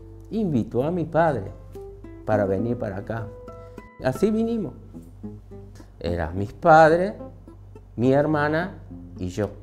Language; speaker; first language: Spanish; early bilingual, other home language; Japanese